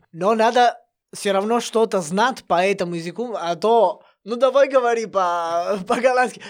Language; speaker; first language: Russian; non-native, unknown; Italian